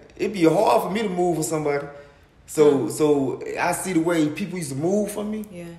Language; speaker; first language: English; native; English